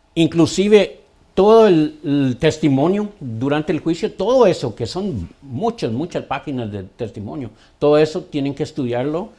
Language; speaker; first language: Spanish; early bilingual, other home language; English